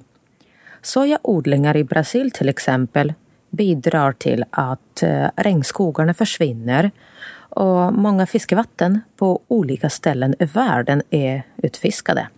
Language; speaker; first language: Swedish; non-native, fluent; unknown